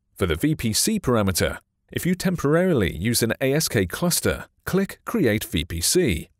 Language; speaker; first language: English; non-native, fluent; Chinese